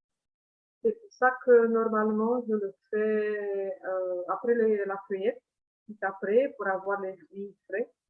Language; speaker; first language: French; non-native, fluent; Italian